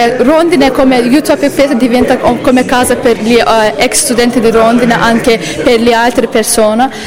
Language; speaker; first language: Italian; non-native, learner; Azerbaijani